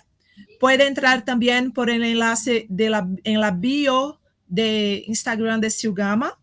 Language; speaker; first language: Spanish; non-native, fluent; Portuguese